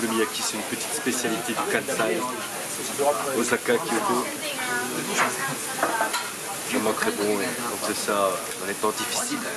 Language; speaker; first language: French; native; French